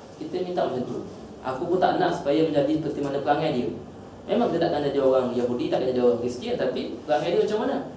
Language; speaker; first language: Malay; native; Malay